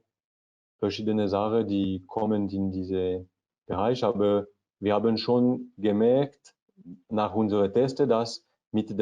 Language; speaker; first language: German; non-native, learner; French